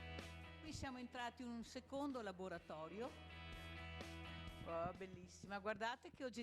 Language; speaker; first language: Italian; native; Italian